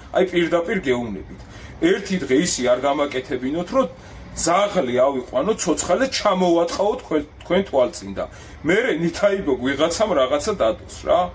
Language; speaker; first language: Georgian; native; Georgian